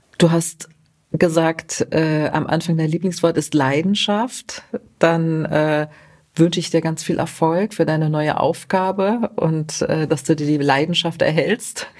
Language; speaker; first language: German; native; German